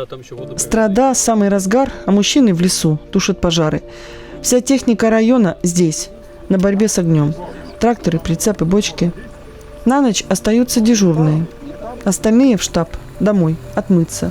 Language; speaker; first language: Russian; native; Russian